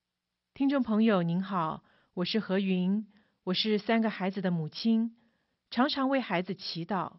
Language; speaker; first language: Chinese; native; Chinese